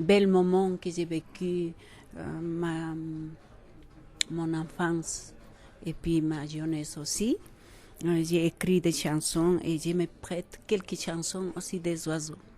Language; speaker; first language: French; non-native, fluent; Quechua